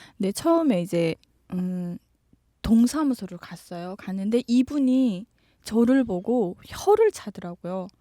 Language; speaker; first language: Korean; native; Korean